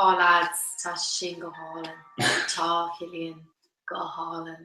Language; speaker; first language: Irish; non-native, local second language; English